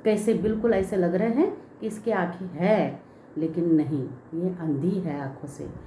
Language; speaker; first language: Hindi; non-native, local second language; Marathi